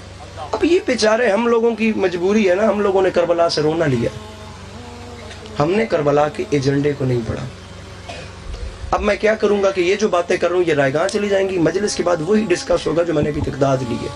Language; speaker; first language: Urdu; native; Urdu